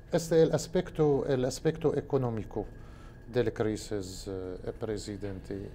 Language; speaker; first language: Portuguese; non-native, learner; Spanish